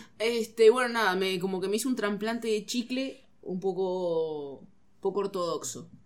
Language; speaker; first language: Spanish; native; Spanish